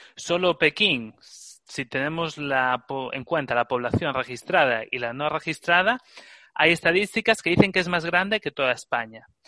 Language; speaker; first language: Spanish; native; Spanish